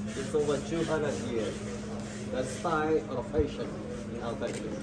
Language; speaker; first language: English; non-native, fluent; Vietnamese